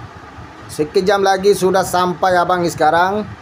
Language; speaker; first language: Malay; non-native, learner; Bangla